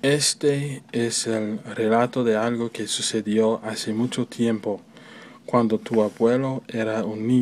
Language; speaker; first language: Spanish; non-native, learner; English